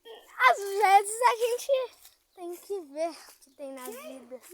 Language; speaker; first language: Portuguese; native; Portuguese